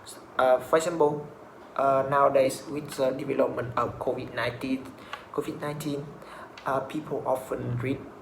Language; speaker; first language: English; non-native, learner; Vietnamese